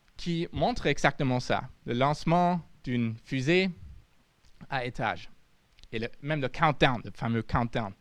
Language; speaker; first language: French; non-native, fluent; German